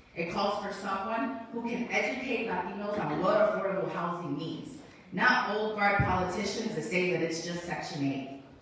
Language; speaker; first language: English; early bilingual, other home language; Spanish